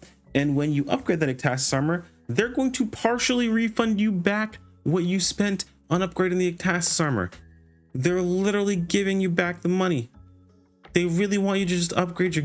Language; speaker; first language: English; native; English